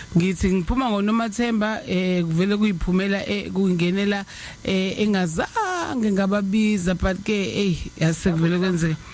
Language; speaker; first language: Zulu; native; Zulu